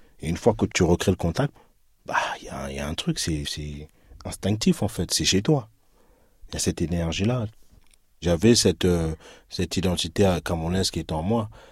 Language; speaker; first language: French; early bilingual, other home language; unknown